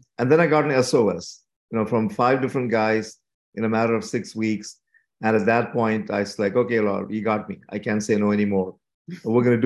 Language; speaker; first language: English; non-native, local second language; Tamil